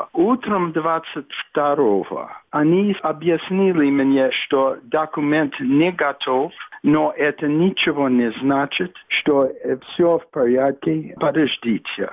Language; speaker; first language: Russian; non-native, fluent; English